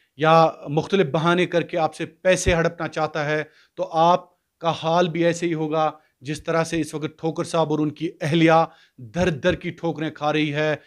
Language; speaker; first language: Hindi; non-native, local second language; Kashmiri